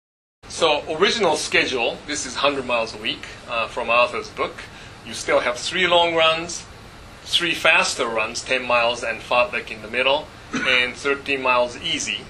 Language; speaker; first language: English; non-native, fluent; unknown